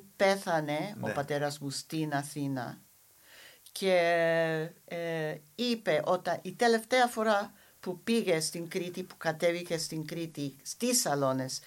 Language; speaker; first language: Greek; non-native, fluent; English